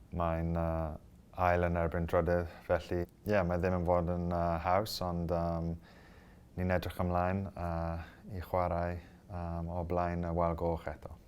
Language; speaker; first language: Welsh; non-native, local second language; English